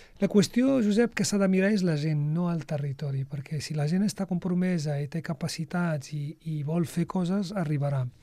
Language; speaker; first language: Catalan; non-native, fluent; Arabic